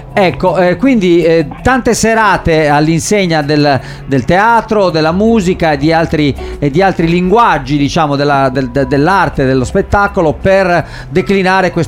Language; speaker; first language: Italian; native; Italian